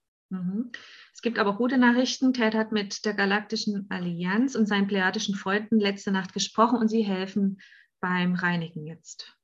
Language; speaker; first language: German; native; German